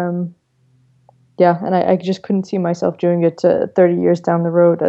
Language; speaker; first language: English; native; English